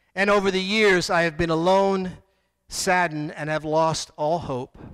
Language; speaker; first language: English; native; English